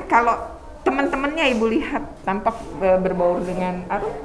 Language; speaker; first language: Indonesian; native; Indonesian